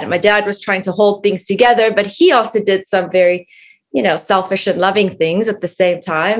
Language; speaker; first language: English; native; English